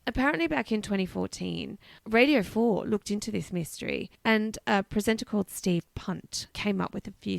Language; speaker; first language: English; native; English